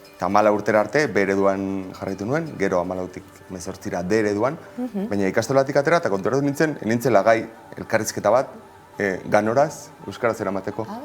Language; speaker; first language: Basque; non-native, local second language; Spanish